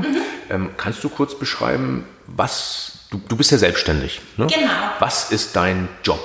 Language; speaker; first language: German; native; German